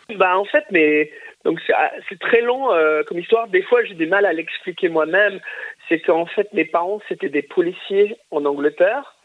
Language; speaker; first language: French; early bilingual, other home language; English